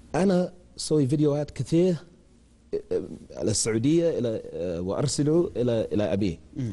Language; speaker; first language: Arabic; non-native, learner; English